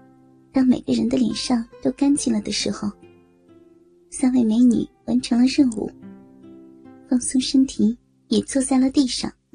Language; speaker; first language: Chinese; native; Chinese